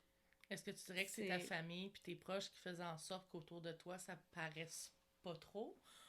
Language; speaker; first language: French; native; French